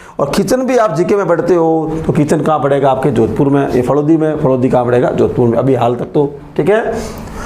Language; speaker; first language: Hindi; native; Hindi